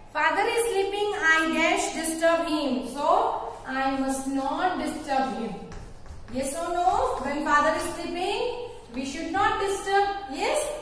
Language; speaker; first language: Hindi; non-native, local second language; Gujarati